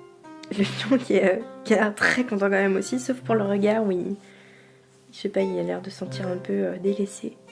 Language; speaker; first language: French; native; French